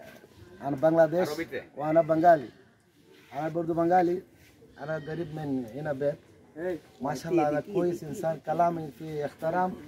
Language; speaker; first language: Arabic; non-native, learner; Bangla